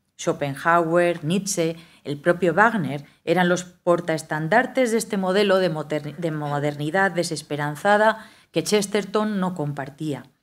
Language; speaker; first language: Spanish; native; Spanish